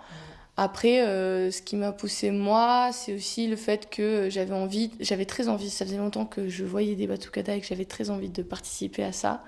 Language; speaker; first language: French; native; French